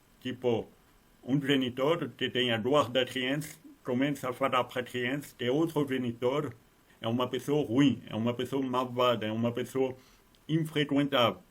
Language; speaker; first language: Portuguese; non-native, fluent; French